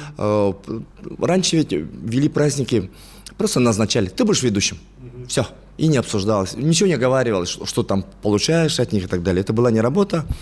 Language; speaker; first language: Russian; non-native, local second language; Yakut